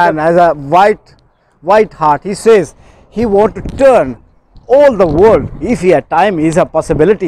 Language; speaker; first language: English; non-native, local second language; Urdu